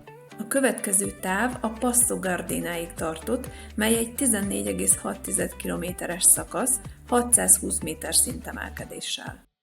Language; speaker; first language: Hungarian; native; Hungarian